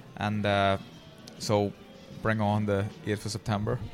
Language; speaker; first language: English; native; English